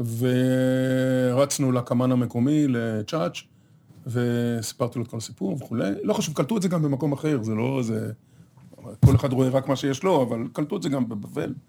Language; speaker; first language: Hebrew; native; Hebrew